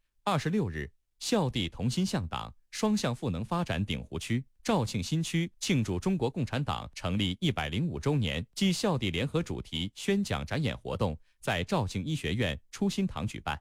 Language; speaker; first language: Chinese; native; Chinese